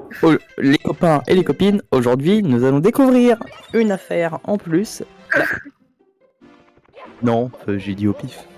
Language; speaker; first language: French; native; French